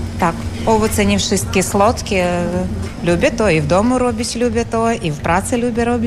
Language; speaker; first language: Polish; non-native, learner; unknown